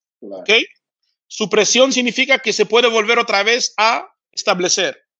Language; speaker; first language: Spanish; early bilingual, other home language; Fang